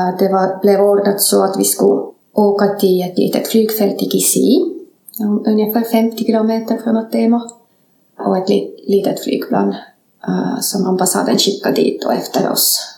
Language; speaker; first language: Swedish; non-native, fluent; Estonian